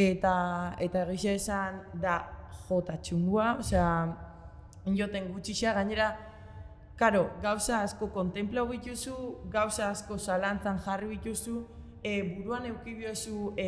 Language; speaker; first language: Basque; native; Basque